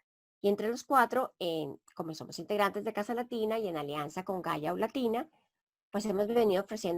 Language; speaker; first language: Spanish; native; Spanish